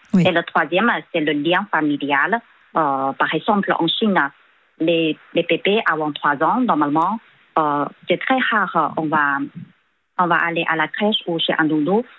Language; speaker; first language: French; non-native, fluent; Chinese